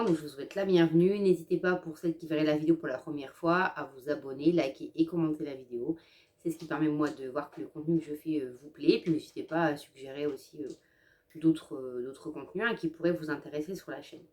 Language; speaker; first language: French; native; French